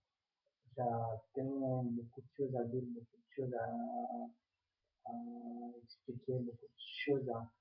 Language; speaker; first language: French; non-native, fluent; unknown